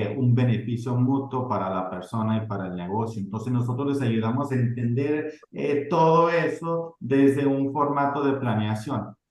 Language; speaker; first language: Spanish; early bilingual, heritage; Spanish